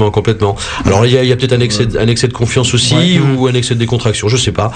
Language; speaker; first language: French; native; French